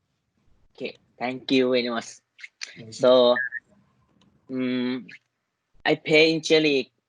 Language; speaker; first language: English; non-native, learner; Thai